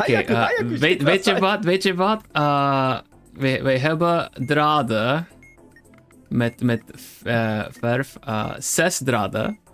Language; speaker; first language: Dutch; non-native, learner; Swedish